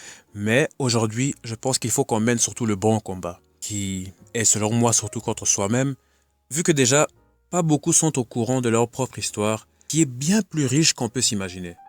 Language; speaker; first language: French; native; French